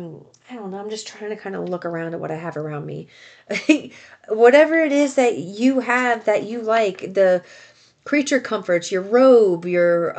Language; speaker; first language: English; native; English